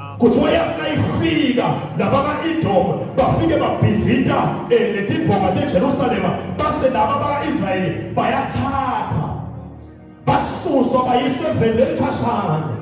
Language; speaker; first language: Zulu; non-native, local second language; Swati